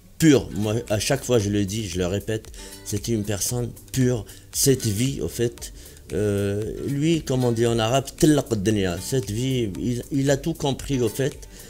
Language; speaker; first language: French; non-native, local second language; Arabic